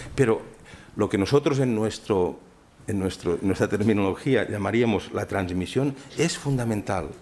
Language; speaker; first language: Spanish; non-native, local second language; Catalan